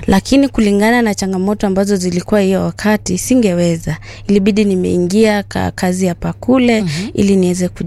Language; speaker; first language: Swahili; non-native, local second language; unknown